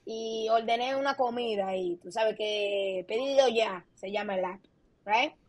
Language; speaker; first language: Spanish; early bilingual, other home language; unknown